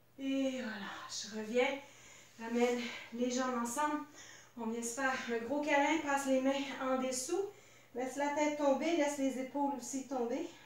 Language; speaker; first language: French; native; French